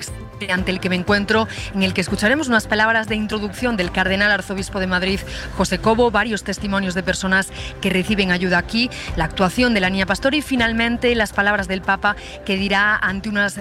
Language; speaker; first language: Spanish; native; Spanish